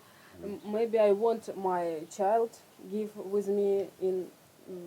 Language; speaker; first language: English; non-native, learner; Russian